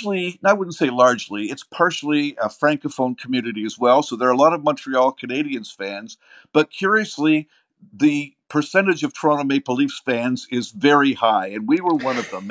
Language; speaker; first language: English; native; English